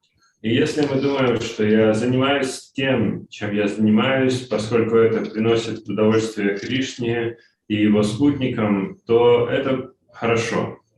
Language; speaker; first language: Russian; native; Russian